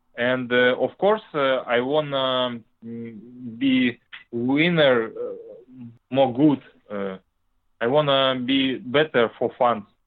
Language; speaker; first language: English; non-native, learner; Russian